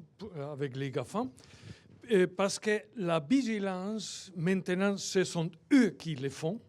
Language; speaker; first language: French; non-native, fluent; Spanish